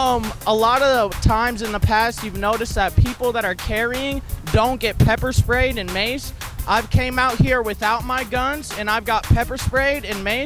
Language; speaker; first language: English; native; English